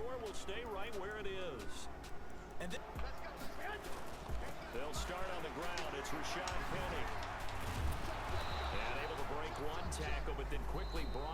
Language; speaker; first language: English; native; English